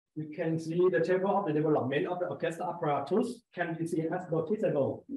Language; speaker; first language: English; non-native, learner; Thai